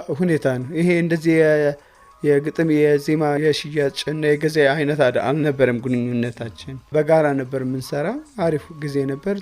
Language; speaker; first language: Amharic; native; Amharic